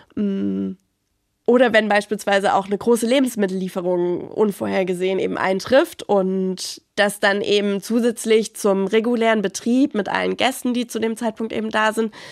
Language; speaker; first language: German; native; German